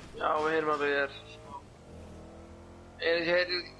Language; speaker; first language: Icelandic; early bilingual, heritage; Icelandic